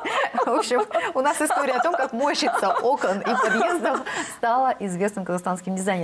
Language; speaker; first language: Russian; native; Russian